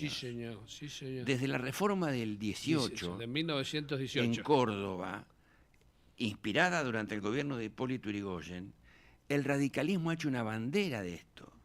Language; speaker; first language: Spanish; native; Spanish